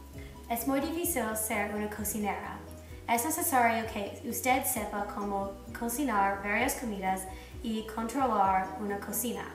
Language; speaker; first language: Spanish; non-native, learner; English